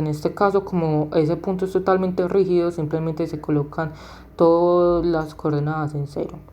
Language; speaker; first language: Spanish; native; Spanish